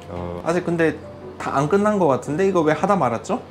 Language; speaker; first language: Korean; native; Korean